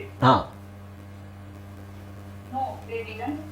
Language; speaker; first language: English; non-native, learner; Kannada